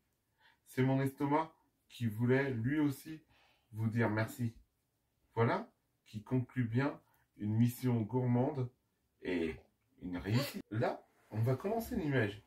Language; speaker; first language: French; native; French